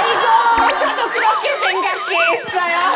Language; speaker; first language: Korean; non-native, learner; Italian